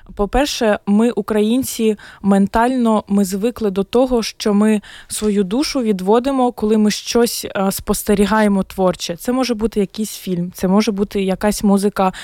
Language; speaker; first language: Ukrainian; non-native, local second language; Russian